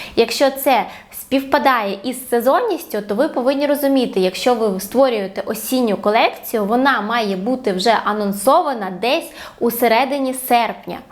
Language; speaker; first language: Ukrainian; non-native, local second language; Russian